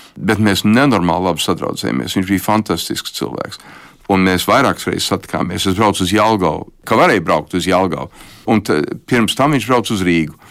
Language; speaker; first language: Latvian; early bilingual, heritage; Latvian